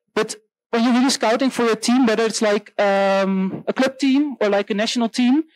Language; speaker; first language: English; non-native, fluent; Dutch